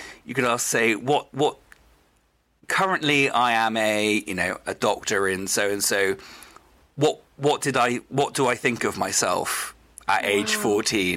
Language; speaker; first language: English; native; English